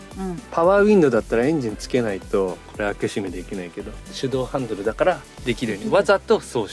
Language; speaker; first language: Japanese; native; Japanese